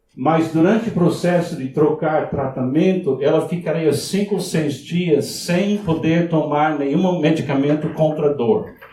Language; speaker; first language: Portuguese; non-native, fluent; English